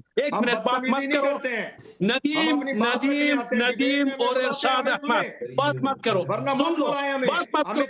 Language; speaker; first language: Hindi; non-native, fluent; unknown